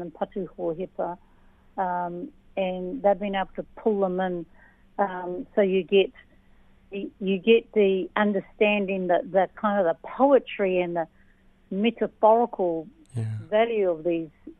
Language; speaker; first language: English; native; English